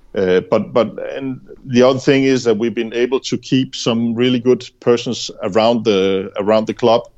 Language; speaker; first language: English; non-native, fluent; Danish